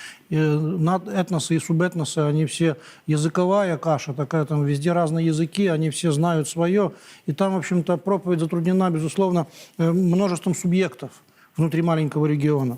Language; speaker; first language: Russian; native; Russian